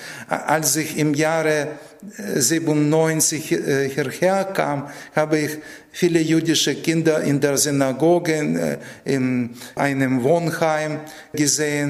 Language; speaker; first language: German; non-native, fluent; Russian